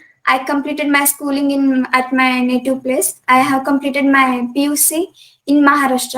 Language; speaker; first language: English; non-native, local second language; Kannada